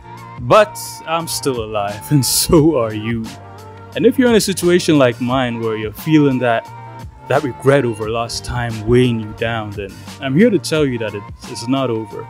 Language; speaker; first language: English; native; English